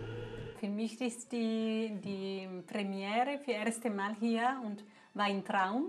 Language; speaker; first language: German; non-native, learner; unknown